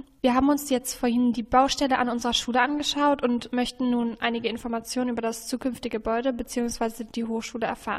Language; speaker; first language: German; native; German